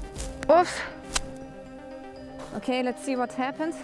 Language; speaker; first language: English; non-native, fluent; German